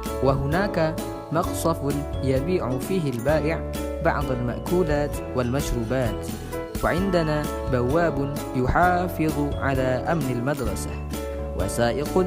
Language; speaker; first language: Arabic; non-native, learner; Indonesian